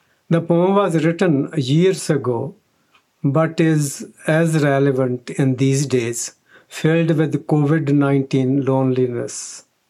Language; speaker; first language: English; non-native, local second language; Punjabi